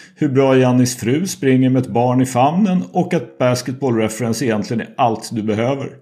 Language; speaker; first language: Swedish; native; Swedish